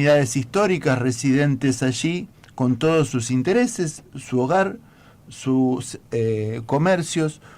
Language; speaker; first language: Spanish; native; Spanish